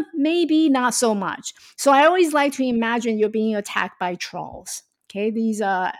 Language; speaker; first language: English; non-native, fluent; Chinese